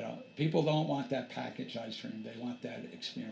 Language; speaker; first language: English; native; English